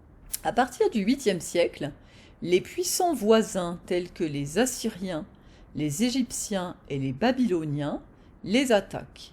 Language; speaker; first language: French; native; French